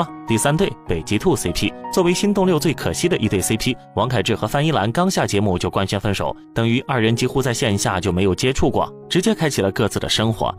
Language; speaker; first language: Chinese; native; Chinese